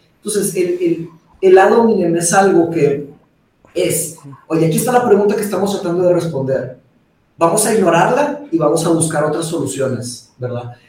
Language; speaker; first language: Spanish; early bilingual, other home language; Portuguese